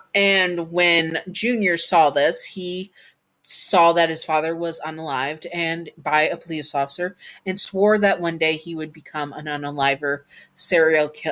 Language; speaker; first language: English; native; English